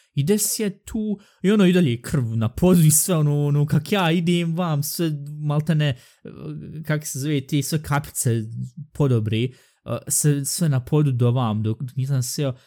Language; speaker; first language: Bosnian; early bilingual, heritage; Bosnian